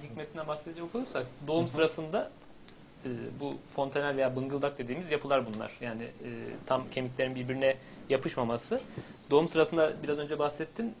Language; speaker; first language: Turkish; native; Turkish